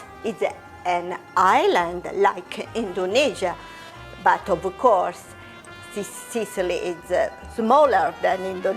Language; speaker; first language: English; non-native, fluent; Italian